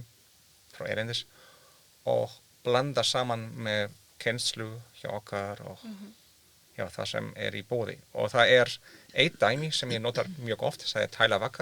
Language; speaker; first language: Icelandic; non-native, learner; German